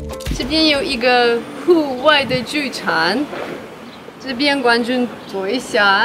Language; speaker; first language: Chinese; non-native, fluent; Russian